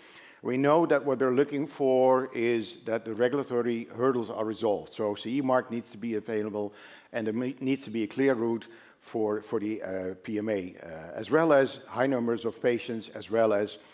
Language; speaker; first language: English; non-native, fluent; Dutch